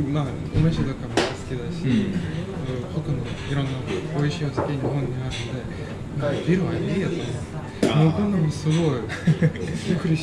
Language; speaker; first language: Japanese; non-native, fluent; Latvian